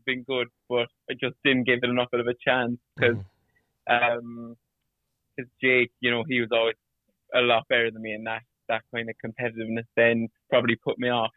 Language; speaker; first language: English; native; English